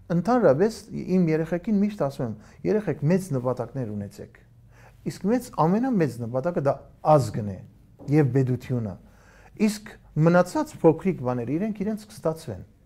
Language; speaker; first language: Armenian; early bilingual, heritage; Armenian